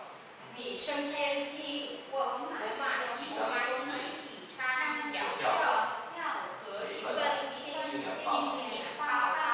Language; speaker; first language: Chinese; non-native, learner; Vietnamese